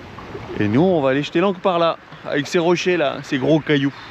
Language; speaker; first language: French; native; French